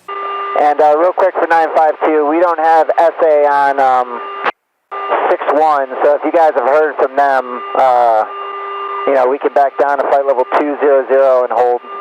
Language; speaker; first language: English; native; English